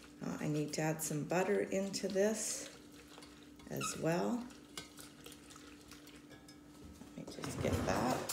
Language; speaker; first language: English; native; English